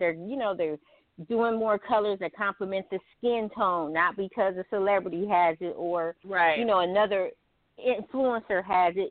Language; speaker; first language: English; native; English